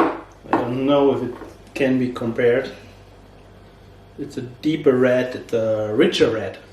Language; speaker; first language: English; non-native, learner; German